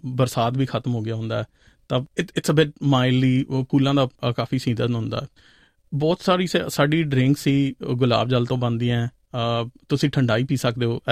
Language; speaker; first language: Punjabi; non-native, local second language; Hindi